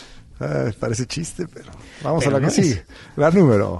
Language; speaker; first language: Spanish; native; Spanish